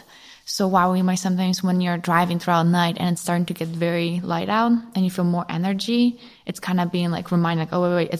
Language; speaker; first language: English; non-native, fluent; Polish